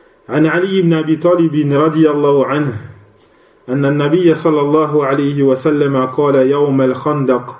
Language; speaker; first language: Arabic; non-native, fluent; French